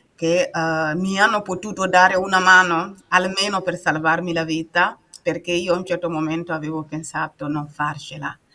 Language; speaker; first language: Italian; non-native, fluent; Mossi